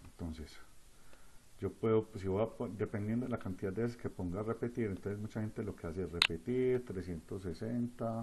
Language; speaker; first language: Spanish; native; Spanish